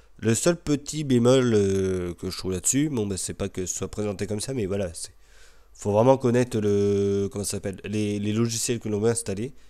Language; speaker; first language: French; native; French